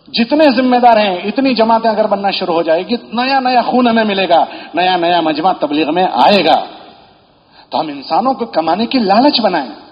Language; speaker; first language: Urdu; native; Urdu